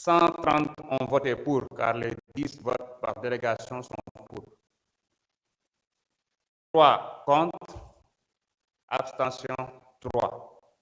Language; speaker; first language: French; non-native, local second language; Wolof